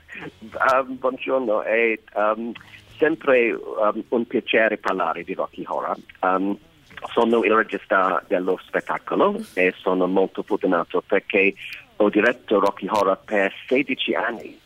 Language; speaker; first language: Italian; non-native, learner; English